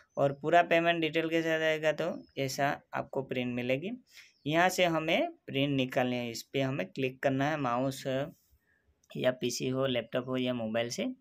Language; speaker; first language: Hindi; non-native, local second language; Gujarati